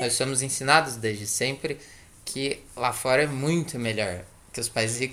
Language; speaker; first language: Portuguese; native; Portuguese